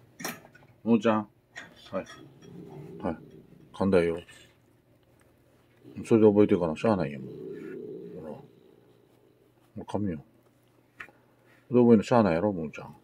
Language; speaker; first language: Japanese; native; Japanese